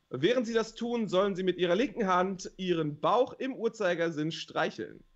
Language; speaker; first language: German; native; German